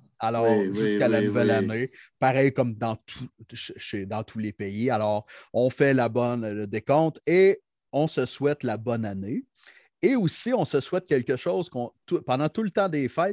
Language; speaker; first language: French; native; French